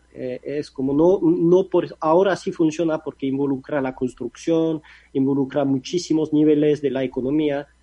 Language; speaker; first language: Spanish; non-native, fluent; French